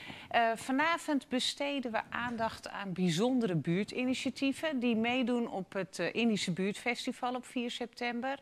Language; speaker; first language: Dutch; native; Dutch